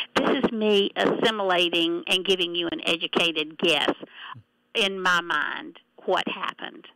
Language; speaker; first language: English; native; English